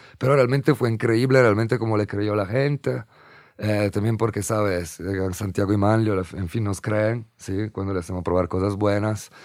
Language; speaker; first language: Spanish; non-native, fluent; Italian